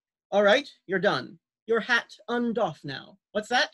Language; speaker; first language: English; native; English